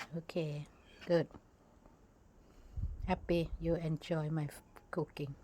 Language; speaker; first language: English; non-native, learner; Thai